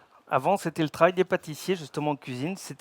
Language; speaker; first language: French; native; French